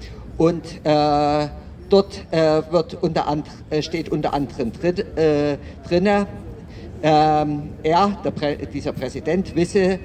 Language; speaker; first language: German; native; German